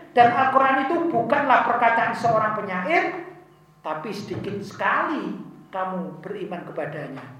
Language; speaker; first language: Indonesian; non-native, local second language; Javanese